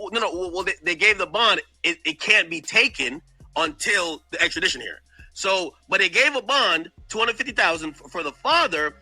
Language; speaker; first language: English; native; English